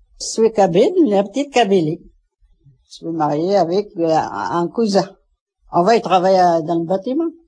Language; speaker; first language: French; non-native, learner; Kabyle